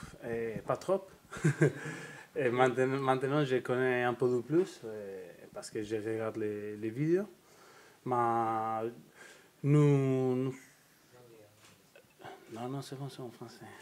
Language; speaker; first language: French; non-native, learner; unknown